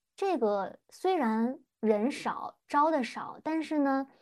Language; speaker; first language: Chinese; native; Chinese